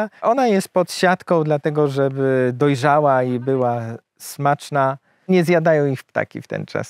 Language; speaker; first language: Polish; native; Polish